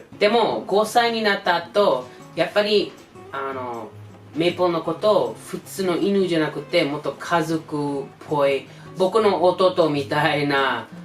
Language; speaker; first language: Japanese; non-native, learner; English